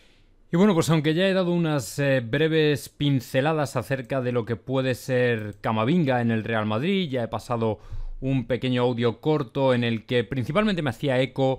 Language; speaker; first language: Spanish; native; Spanish